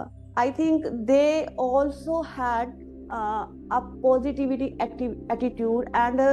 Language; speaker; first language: English; non-native, learner; Hindi